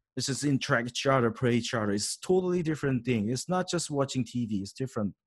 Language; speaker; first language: English; non-native, learner; Korean